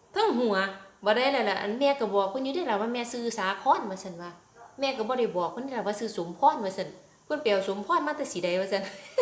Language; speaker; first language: Thai; native; Thai